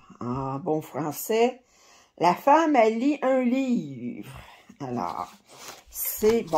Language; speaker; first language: French; native; French